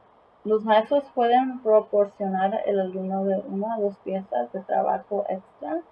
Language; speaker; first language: Spanish; early bilingual, heritage; Spanish